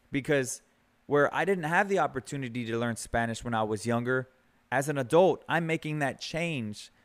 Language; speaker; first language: English; early bilingual, other home language; Spanish